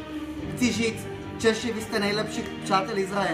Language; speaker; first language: Czech; early bilingual, heritage; Czech